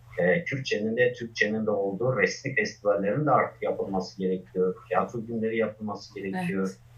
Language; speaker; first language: Turkish; non-native, local second language; Kurdish